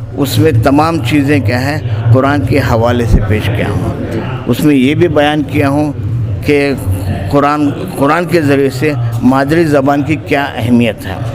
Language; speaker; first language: Urdu; native; Urdu